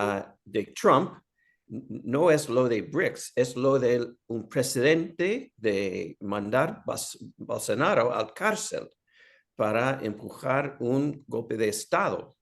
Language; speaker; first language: Spanish; non-native, fluent; English